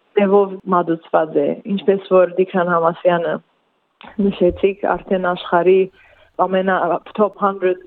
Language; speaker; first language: Armenian; early bilingual, heritage; Armenian